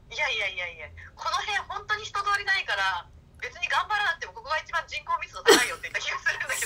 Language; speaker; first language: Japanese; native; Japanese